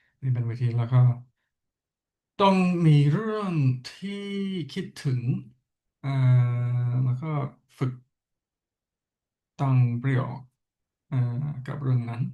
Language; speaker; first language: Thai; non-native, learner; English